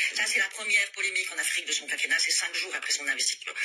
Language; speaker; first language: French; native; French